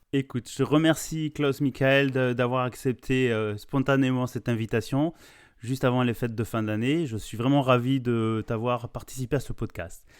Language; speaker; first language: French; native; French